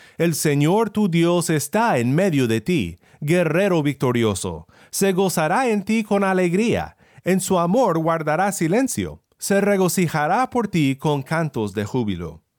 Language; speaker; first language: Spanish; non-native, fluent; English